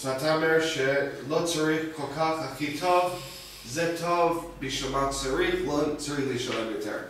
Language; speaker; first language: Hebrew; non-native, learner; English